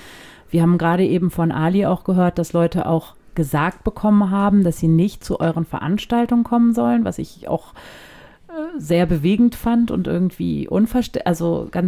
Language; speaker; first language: German; native; German